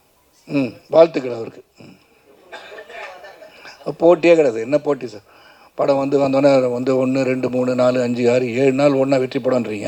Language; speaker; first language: Tamil; native; Tamil